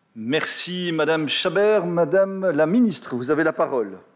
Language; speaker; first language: French; native; French